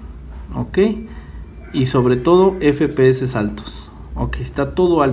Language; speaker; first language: Spanish; native; Spanish